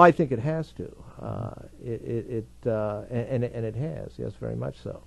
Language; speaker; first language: English; native; English